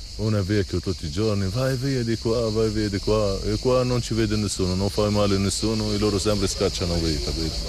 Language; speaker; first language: Italian; non-native, learner; Arabic